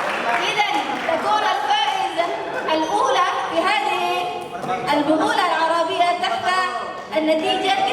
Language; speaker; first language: Arabic; non-native, fluent; Indonesian